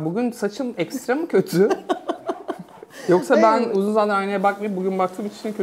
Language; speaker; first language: Turkish; native; Turkish